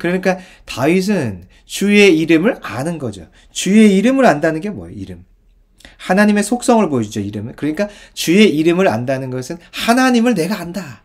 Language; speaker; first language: Korean; native; Korean